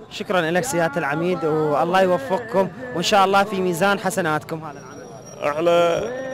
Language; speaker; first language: Arabic; native; Arabic